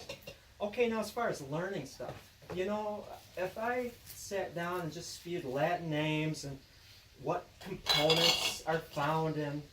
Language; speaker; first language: English; native; English